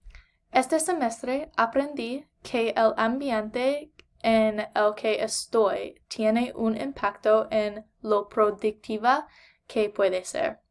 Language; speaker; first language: Spanish; non-native, learner; English